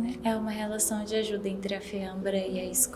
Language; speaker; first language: Portuguese; native; Portuguese